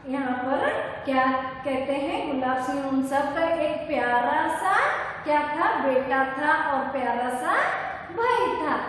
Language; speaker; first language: Hindi; non-native, local second language; Kannada